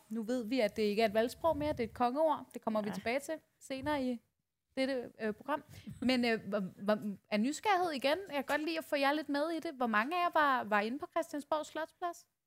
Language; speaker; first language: Danish; native; Danish